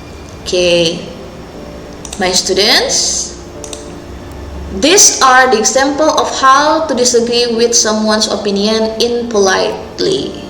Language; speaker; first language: English; non-native, local second language; Indonesian